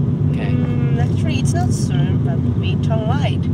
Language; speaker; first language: English; non-native, learner; Japanese